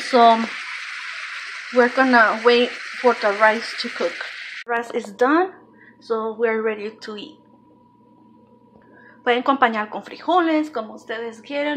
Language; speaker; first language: English; non-native, learner; Spanish